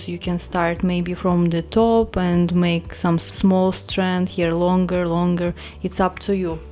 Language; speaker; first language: English; non-native, fluent; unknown